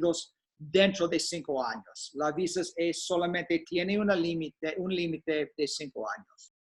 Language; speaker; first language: Spanish; non-native, fluent; English